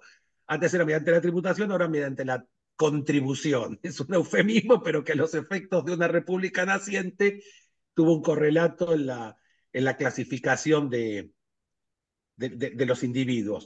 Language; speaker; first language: Spanish; native; Spanish